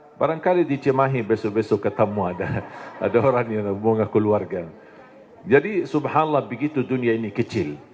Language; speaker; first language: Indonesian; non-native, fluent; Arabic